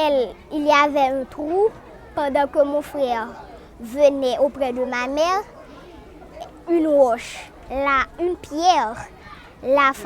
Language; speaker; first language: French; non-native, local second language; Haitian Creole